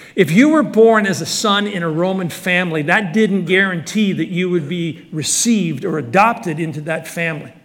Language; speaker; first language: English; native; English